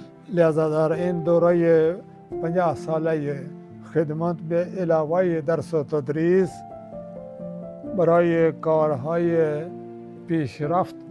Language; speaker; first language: Persian; non-native, fluent; Urdu